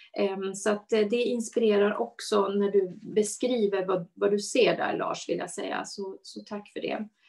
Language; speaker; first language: Swedish; native; Swedish